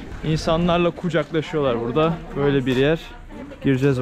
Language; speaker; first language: Turkish; native; Turkish